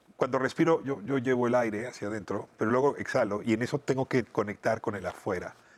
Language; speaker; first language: Spanish; native; Spanish